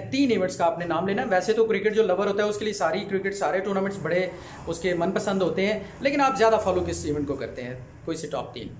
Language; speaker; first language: Urdu; non-native, local second language; Punjabi